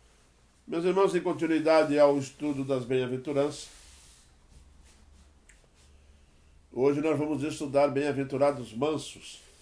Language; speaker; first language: Portuguese; native; Portuguese